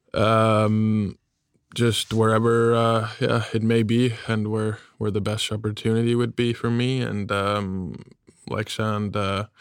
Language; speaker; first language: English; non-native, fluent; German